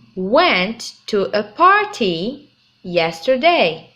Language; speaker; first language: English; non-native, fluent; Arabic